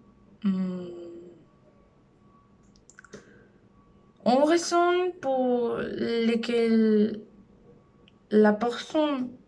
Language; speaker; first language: French; non-native, learner; Spanish